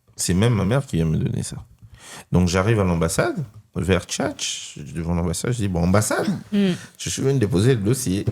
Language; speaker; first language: French; non-native, local second language; Lingala